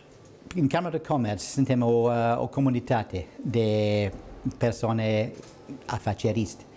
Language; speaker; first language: Romanian; non-native, learner; English